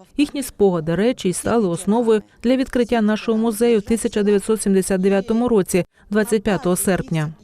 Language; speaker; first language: Ukrainian; native; Ukrainian